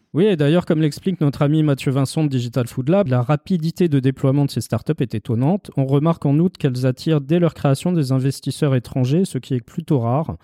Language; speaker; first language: French; native; French